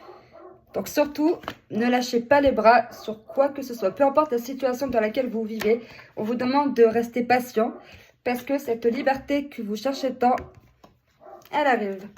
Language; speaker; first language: French; native; French